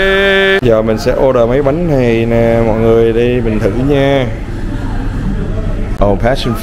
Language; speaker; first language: Vietnamese; early bilingual, heritage; Vietnamese